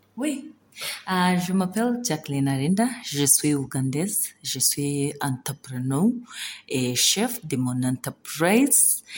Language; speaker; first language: French; non-native, learner; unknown